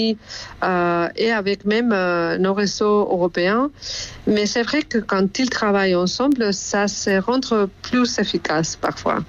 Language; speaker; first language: French; non-native, fluent; Spanish